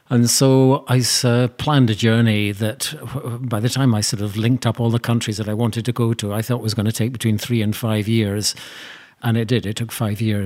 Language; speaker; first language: English; native; English